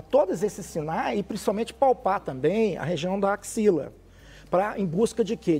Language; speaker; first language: Portuguese; native; Portuguese